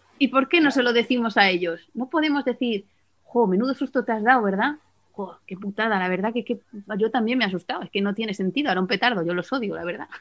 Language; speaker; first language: Spanish; native; Spanish